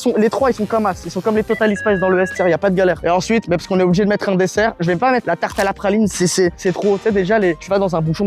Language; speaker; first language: French; native; French